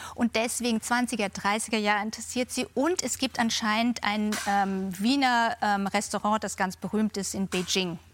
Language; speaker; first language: German; native; German